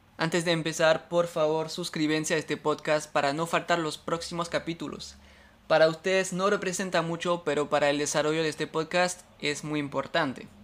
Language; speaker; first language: Spanish; non-native, fluent; French